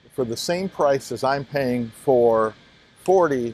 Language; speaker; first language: English; native; English